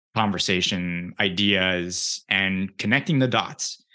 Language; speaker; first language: English; early bilingual, other home language; Japanese